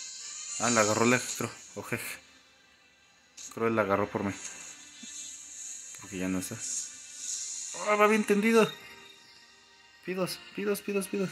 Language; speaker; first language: Spanish; native; Spanish